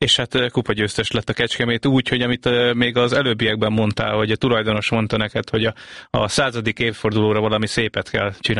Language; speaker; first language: Hungarian; native; Hungarian